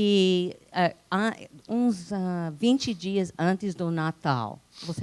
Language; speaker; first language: Portuguese; non-native, fluent; English